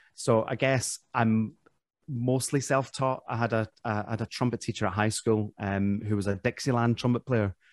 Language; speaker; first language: English; native; English